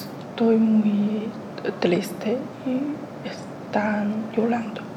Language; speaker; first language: Spanish; non-native, learner; Chinese